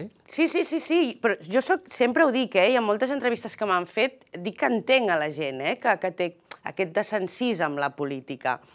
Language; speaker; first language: Catalan; early bilingual, other home language; Spanish